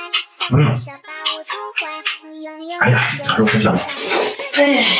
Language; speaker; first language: Chinese; native; Chinese